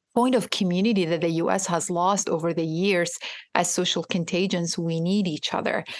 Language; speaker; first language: English; non-native, fluent; Arabic